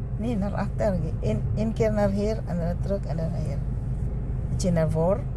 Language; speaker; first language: Dutch; non-native, learner; Filipino